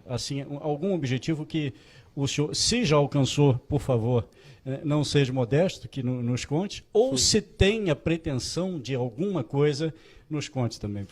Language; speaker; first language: Portuguese; native; Portuguese